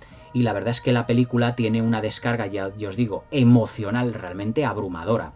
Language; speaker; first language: Spanish; native; Spanish